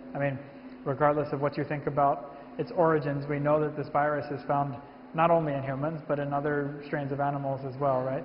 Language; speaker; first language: English; native; English